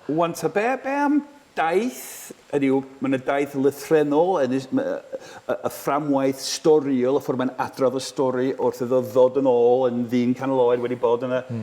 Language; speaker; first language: Welsh; non-native, fluent; English